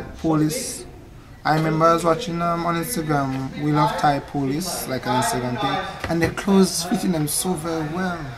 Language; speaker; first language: English; non-native, fluent; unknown